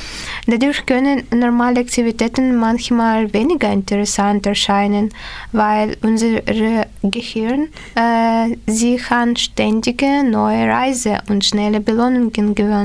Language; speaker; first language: German; non-native, fluent; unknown